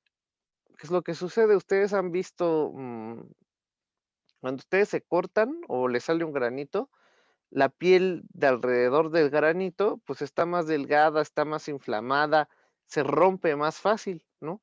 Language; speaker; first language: Spanish; native; Spanish